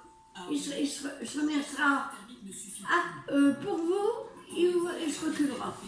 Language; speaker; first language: French; early bilingual, other home language; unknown